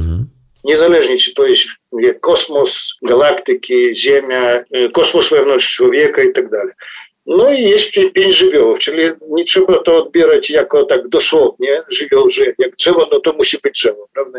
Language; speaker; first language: Polish; non-native, fluent; Ukrainian